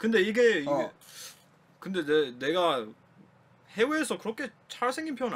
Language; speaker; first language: Korean; non-native, learner; Croatian